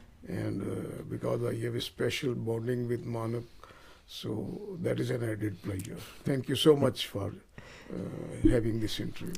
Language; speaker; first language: English; non-native, local second language; Punjabi